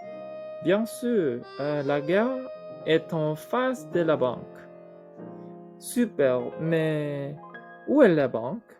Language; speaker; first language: French; non-native, learner; English